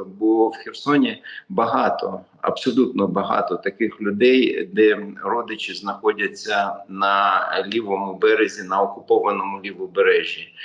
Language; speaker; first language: Ukrainian; native; Ukrainian